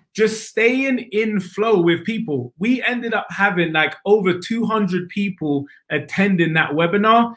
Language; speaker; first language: English; native; English